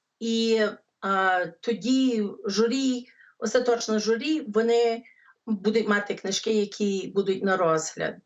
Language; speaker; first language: Ukrainian; early bilingual, heritage; English